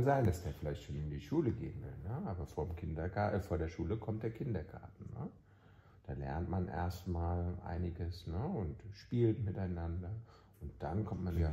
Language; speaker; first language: German; native; German